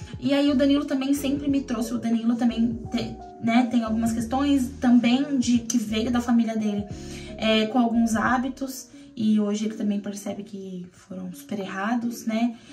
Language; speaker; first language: Portuguese; native; Portuguese